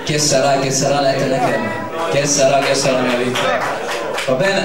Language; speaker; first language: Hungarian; non-native, learner; Italian